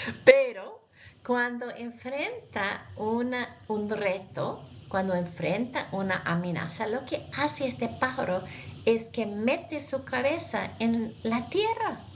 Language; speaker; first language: Spanish; non-native, fluent; English